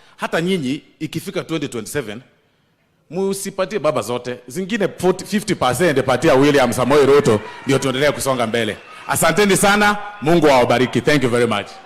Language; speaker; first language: Swahili; non-native, local second language; Gusii